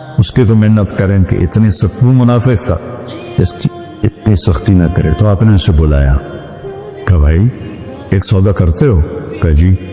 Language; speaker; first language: Urdu; non-native, local second language; Punjabi